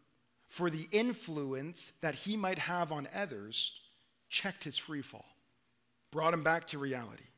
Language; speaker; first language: English; native; English